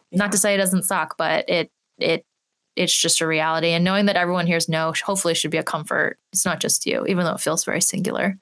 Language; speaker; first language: English; native; English